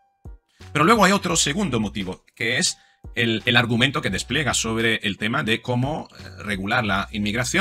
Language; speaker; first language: Spanish; native; Spanish